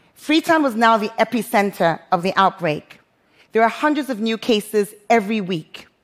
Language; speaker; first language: English; non-native, local second language; Krio